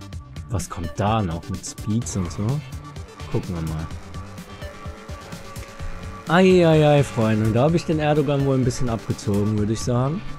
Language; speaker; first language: German; native; German